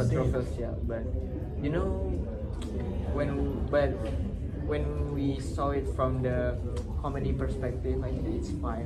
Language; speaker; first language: English; non-native, local second language; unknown